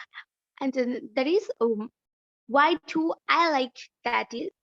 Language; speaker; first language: English; non-native, learner; Bangla